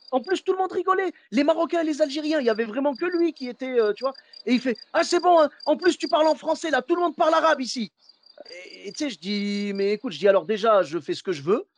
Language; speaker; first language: French; early bilingual, other home language; Arabic